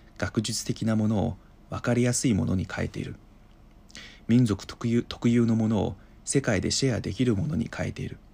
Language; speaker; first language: Japanese; non-native, fluent; Chinese